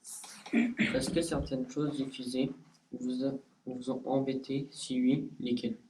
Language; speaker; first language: French; native; French